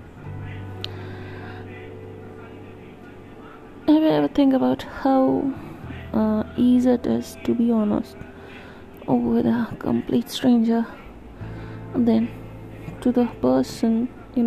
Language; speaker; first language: English; non-native, local second language; Hindi